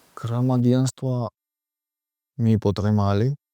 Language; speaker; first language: Ukrainian; non-native, learner; Georgian